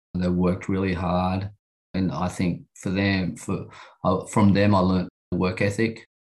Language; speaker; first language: English; native; English